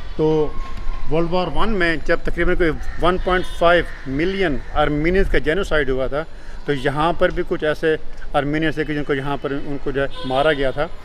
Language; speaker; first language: Urdu; non-native, local second language; Punjabi